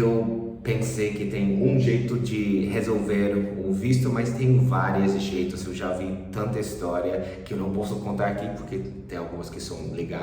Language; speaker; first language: Portuguese; early bilingual, other home language; English